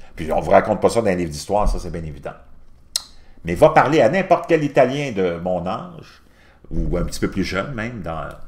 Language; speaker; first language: French; native; French